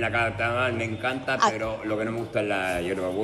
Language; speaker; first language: Spanish; non-native, local second language; Catalan